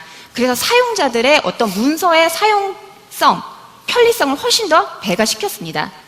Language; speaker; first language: Korean; native; Korean